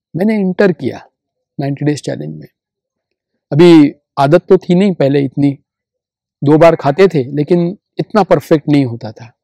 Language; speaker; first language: Hindi; non-native, local second language; Marathi